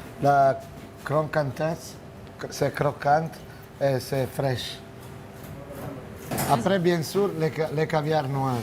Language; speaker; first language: French; non-native, fluent; Italian